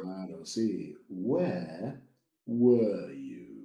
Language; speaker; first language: English; native; English